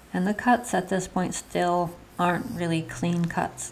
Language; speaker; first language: English; native; English